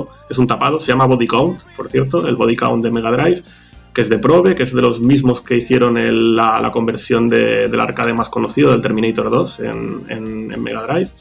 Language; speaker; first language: Spanish; native; Spanish